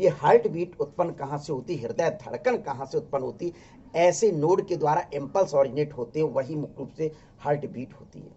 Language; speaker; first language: Hindi; native; Hindi